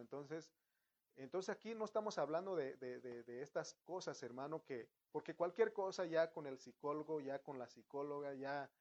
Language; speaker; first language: Spanish; native; Spanish